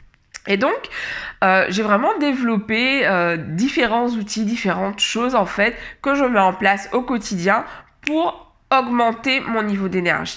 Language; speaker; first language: French; native; French